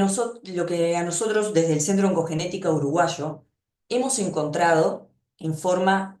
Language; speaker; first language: Spanish; native; Spanish